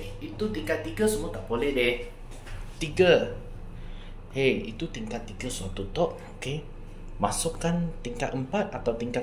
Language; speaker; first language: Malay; non-native, local second language; Chinese